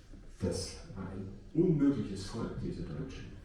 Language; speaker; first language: German; native; German